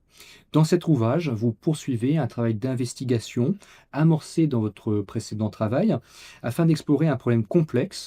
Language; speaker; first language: French; native; French